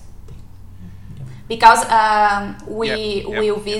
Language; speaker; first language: English; non-native, learner; Portuguese